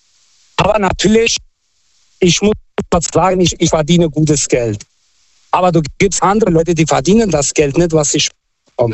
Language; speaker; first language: German; non-native, fluent; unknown